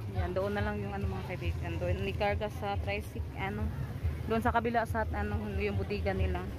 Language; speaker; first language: Filipino; non-native, local second language; Cebuano